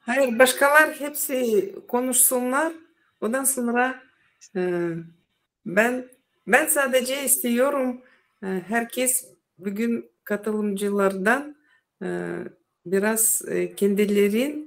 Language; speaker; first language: Turkish; non-native, learner; Russian